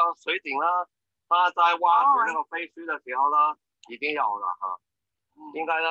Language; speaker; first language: Chinese; native; Chinese